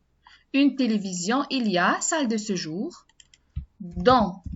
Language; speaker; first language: French; non-native, learner; Arabic